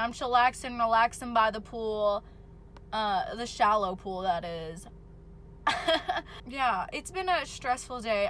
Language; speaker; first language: English; native; English